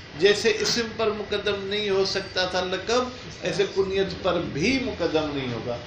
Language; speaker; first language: Urdu; non-native, local second language; Sindhi